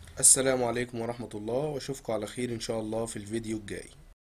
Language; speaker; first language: Arabic; native; Arabic